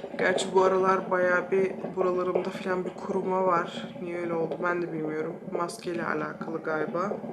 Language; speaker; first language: Turkish; early bilingual, heritage; Turkish